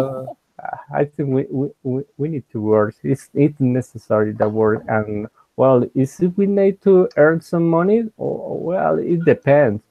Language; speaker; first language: English; non-native, learner; Spanish